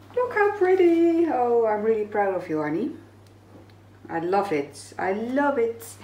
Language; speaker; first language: English; non-native, fluent; Dutch